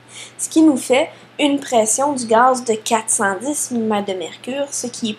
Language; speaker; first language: French; native; French